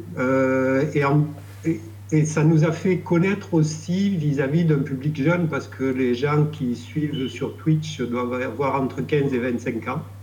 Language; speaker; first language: French; native; French